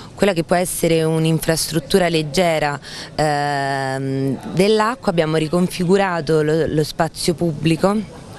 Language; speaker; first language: Italian; native; Italian